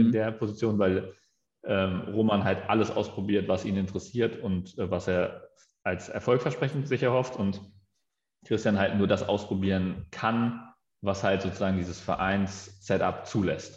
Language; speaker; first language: German; native; German